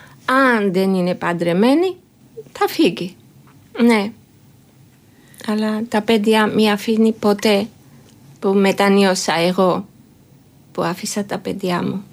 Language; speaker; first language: Greek; non-native, learner; Georgian